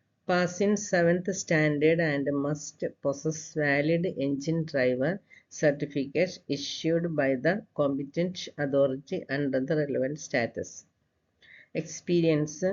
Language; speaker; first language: English; non-native, local second language; Malayalam